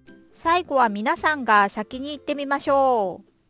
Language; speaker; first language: Japanese; non-native, fluent; Korean